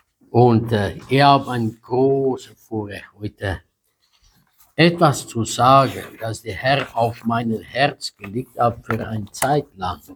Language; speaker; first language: German; non-native, fluent; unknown